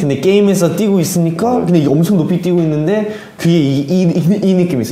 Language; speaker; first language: Korean; early bilingual, heritage; Korean